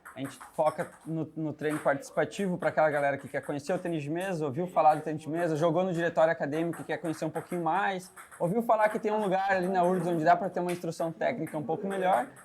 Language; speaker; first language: Portuguese; native; Portuguese